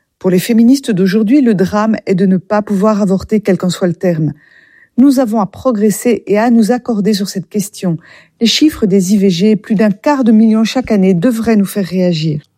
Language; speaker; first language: French; native; French